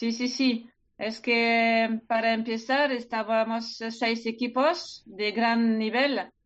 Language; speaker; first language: Spanish; non-native, learner; French